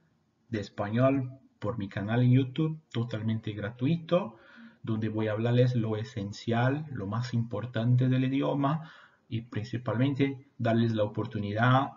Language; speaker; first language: Spanish; non-native, fluent; Portuguese